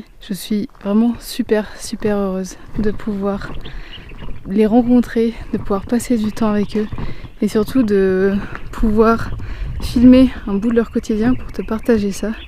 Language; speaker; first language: French; native; French